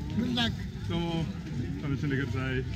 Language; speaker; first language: Japanese; non-native, learner; English